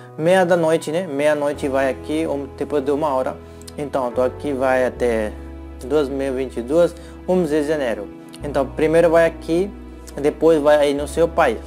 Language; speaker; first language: Portuguese; non-native, learner; Hindi